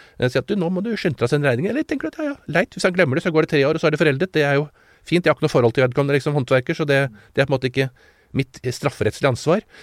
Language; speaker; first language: Norwegian; native; Norwegian